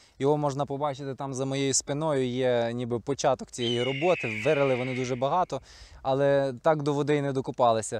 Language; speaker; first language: Ukrainian; native; Ukrainian